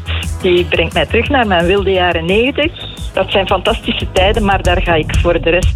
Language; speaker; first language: Dutch; native; Dutch